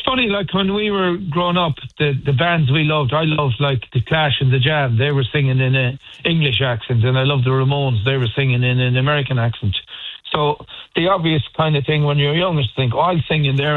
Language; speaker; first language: English; native; English